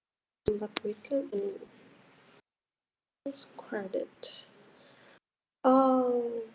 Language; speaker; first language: English; non-native, learner; Vietnamese